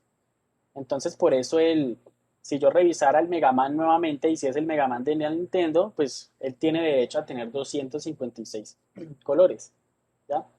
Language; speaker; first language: Spanish; native; Spanish